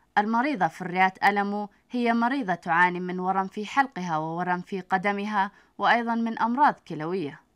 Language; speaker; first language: Arabic; non-native, fluent; Tigrinya